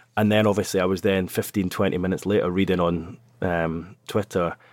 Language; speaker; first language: English; native; English